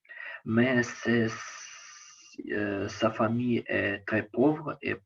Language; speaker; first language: French; non-native, learner; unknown